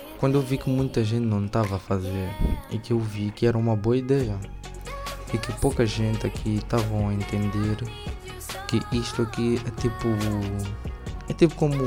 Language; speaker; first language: Portuguese; early bilingual, heritage; Portuguese